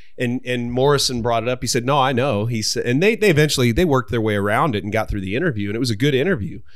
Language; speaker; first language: English; native; English